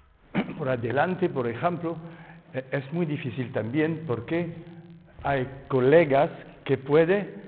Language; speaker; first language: Spanish; non-native, fluent; French